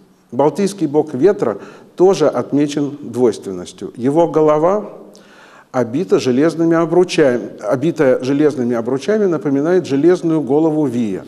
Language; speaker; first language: Russian; native; Russian